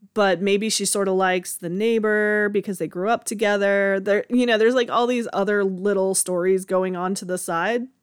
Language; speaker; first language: English; native; English